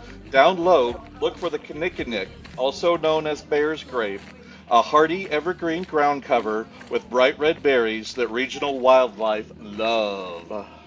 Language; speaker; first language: English; native; English